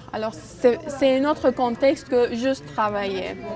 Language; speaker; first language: French; early bilingual, other home language; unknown